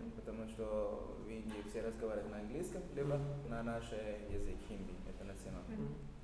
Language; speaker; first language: Russian; non-native, learner; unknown